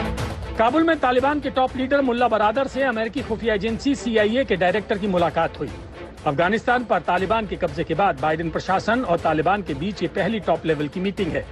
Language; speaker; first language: Hindi; native; Hindi